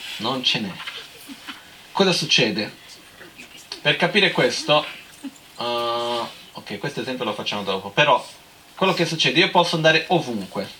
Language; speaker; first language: Italian; non-native, fluent; Portuguese